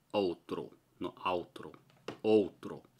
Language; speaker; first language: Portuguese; non-native, learner; English